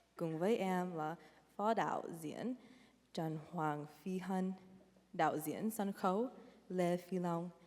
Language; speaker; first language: Vietnamese; early bilingual, heritage; Vietnamese